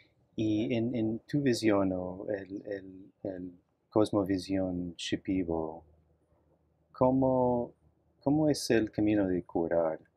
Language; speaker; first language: Spanish; non-native, fluent; English